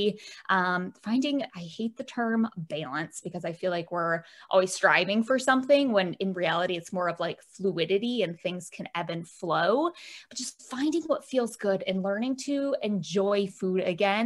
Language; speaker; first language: English; native; English